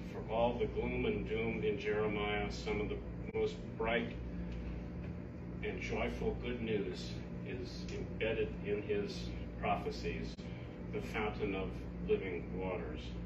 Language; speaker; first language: English; native; English